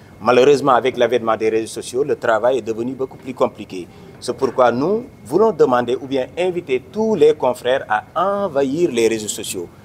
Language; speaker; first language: French; non-native, local second language; Wolof